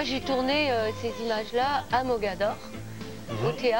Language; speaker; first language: French; native; French